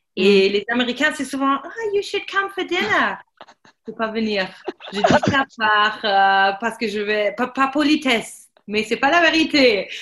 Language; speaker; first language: French; non-native, fluent; German